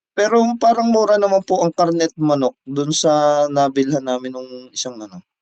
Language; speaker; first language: Filipino; native; Filipino